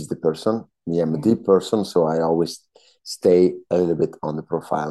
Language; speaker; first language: English; non-native, fluent; Italian